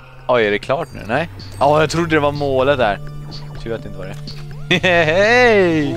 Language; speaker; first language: Swedish; native; Swedish